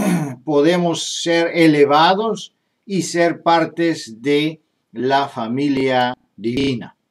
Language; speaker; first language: Spanish; non-native, fluent; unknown